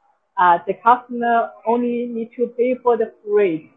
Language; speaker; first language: English; non-native, local second language; Chinese